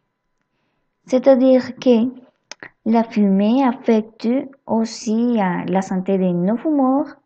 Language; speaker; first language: French; non-native, learner; Spanish